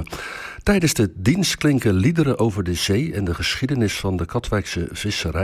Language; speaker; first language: Dutch; native; Dutch